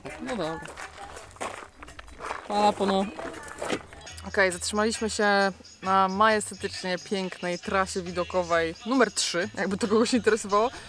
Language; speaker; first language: Polish; native; Polish